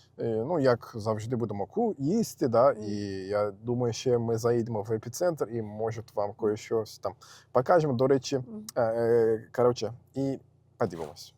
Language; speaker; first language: Ukrainian; non-native, fluent; Turkish